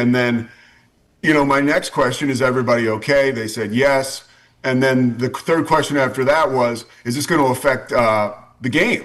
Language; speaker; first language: English; native; English